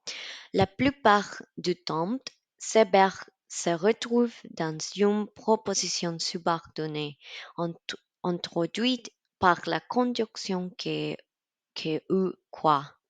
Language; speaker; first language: French; non-native, learner; Spanish